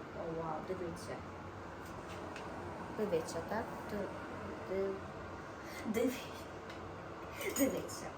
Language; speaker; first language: Ukrainian; early bilingual, heritage; Ukrainian